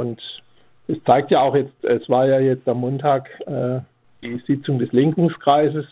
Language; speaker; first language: German; native; German